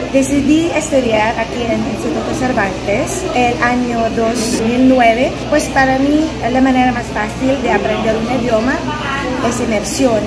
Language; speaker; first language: Spanish; non-native, fluent; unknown